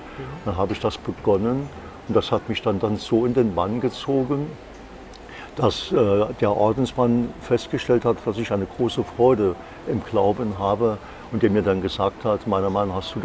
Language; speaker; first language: German; native; German